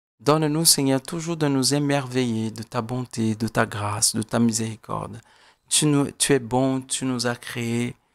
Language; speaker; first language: French; non-native, fluent; Portuguese